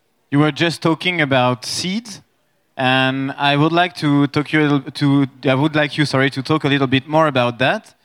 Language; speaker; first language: English; non-native, fluent; French